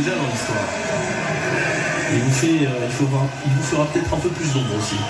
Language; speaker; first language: French; native; French